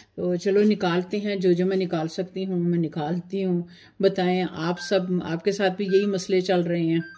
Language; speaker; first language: Urdu; native; Urdu